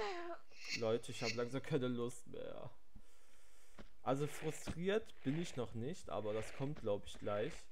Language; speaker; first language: German; native; German